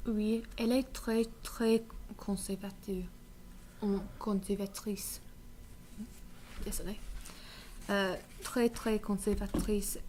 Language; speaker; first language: French; non-native, learner; English